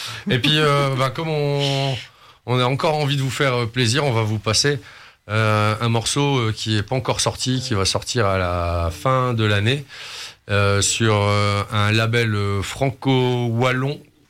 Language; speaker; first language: French; native; French